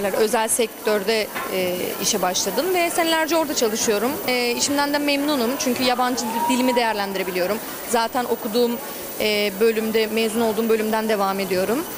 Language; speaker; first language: Turkish; early bilingual, heritage; Turkish